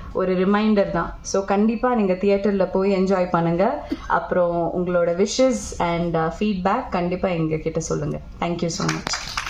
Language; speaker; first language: Tamil; non-native, local second language; Malayalam